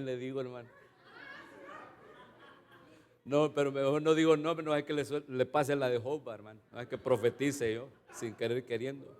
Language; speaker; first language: Spanish; native; Spanish